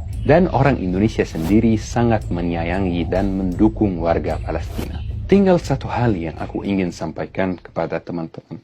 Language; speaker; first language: Indonesian; non-native, fluent; Arabic